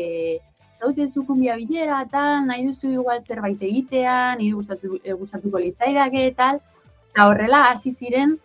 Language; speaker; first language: Basque; non-native, local second language; Spanish